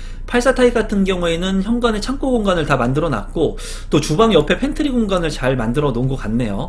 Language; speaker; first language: Korean; native; Korean